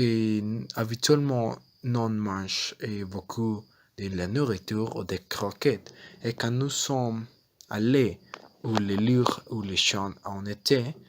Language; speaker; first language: French; non-native, learner; Spanish